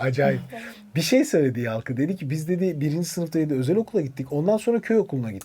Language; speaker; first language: Turkish; native; Turkish